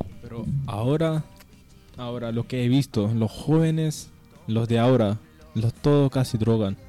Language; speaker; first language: Spanish; non-native, learner; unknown